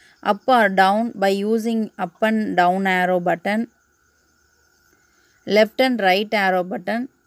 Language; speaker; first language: English; non-native, local second language; Tamil